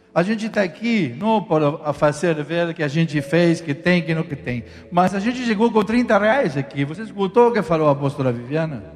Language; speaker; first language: Portuguese; non-native, fluent; Spanish